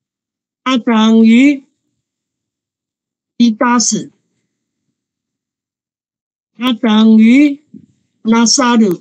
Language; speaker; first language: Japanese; non-native, fluent; Chinese